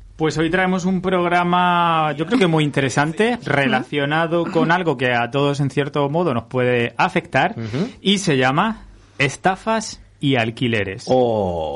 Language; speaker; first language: Spanish; native; Spanish